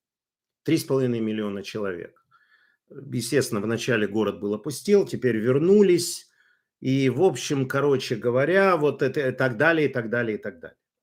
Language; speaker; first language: Russian; native; Russian